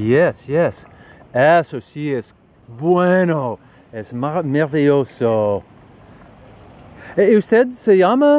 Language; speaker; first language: Spanish; non-native, learner; English